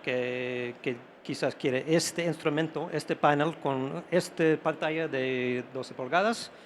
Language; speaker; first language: Spanish; non-native, fluent; English